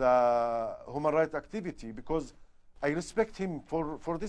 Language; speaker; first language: English; non-native, learner; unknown